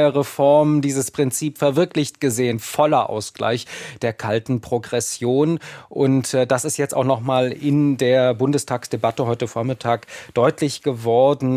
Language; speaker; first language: German; native; German